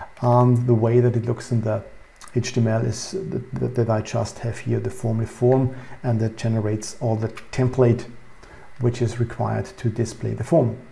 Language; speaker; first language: English; non-native, fluent; German